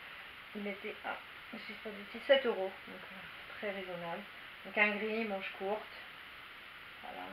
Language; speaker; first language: French; native; French